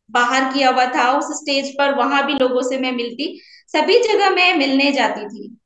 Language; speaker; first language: Hindi; native; Hindi